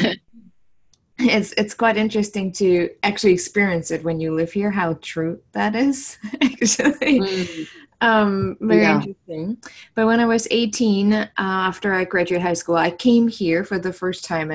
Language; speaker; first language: English; non-native, fluent; German